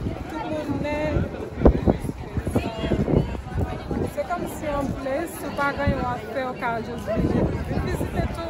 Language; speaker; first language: French; non-native, learner; Haitian Creole